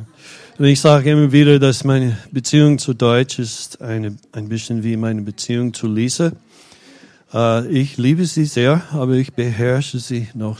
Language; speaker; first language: German; non-native, fluent; English